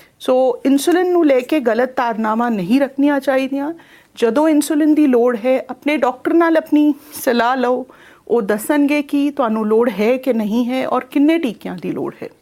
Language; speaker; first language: Punjabi; non-native, local second language; Hindi